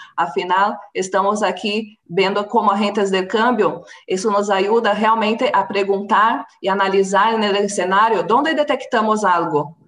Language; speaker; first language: Spanish; non-native, fluent; Portuguese